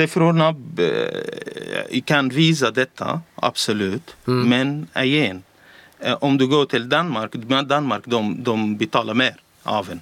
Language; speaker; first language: Swedish; non-native, learner; Arabic